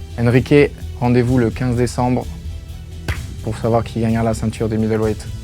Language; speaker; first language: French; native; French